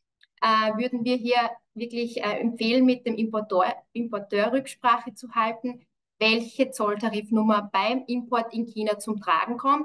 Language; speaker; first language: German; native; German